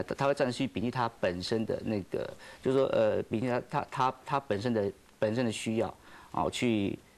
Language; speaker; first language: Chinese; native; Chinese